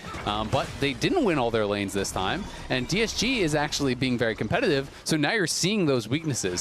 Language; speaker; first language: English; native; English